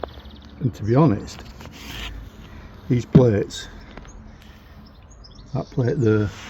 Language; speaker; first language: English; native; English